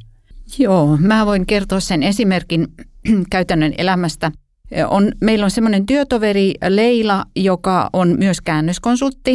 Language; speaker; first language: Finnish; native; Finnish